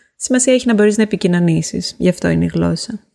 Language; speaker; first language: Greek; native; Greek